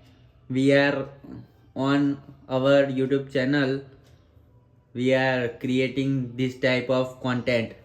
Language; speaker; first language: English; non-native, learner; Gujarati